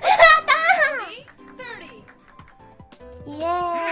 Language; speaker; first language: Japanese; native; Japanese